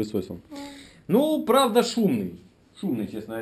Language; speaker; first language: Russian; native; Russian